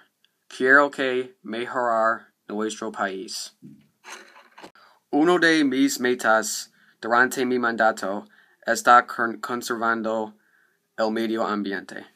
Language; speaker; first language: Spanish; non-native, learner; English